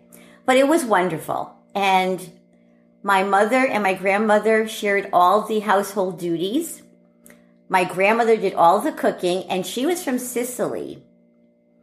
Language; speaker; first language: English; native; English